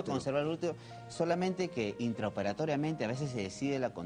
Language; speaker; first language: Spanish; native; Spanish